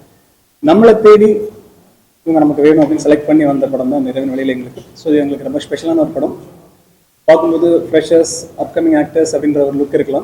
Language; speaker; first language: Tamil; native; Tamil